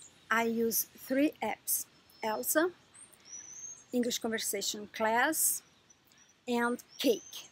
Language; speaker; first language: English; non-native, learner; Portuguese